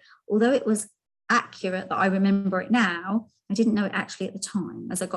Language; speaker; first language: English; native; English